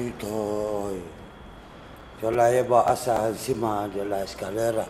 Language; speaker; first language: Spanish; non-native, learner; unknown